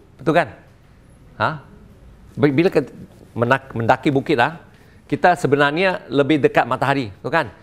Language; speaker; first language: Malay; non-native, local second language; Chinese